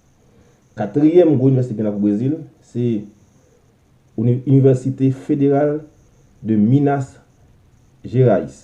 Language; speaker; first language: French; non-native, local second language; Haitian Creole